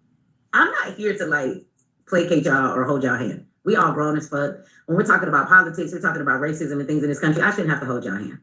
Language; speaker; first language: English; native; English